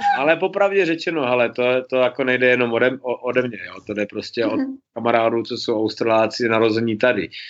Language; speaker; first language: Czech; early bilingual, heritage; Czech